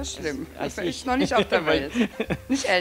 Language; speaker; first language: German; native; German